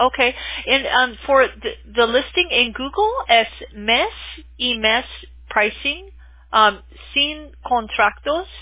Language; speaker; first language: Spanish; non-native, learner; English